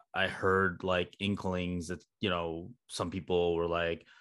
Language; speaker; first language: English; early bilingual, other home language; Hindi